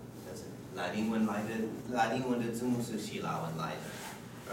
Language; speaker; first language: Chinese; non-native, learner; English